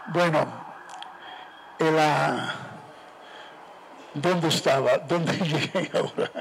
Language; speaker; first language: Spanish; non-native, fluent; Italian